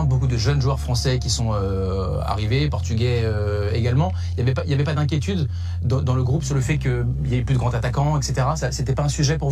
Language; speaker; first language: French; native; French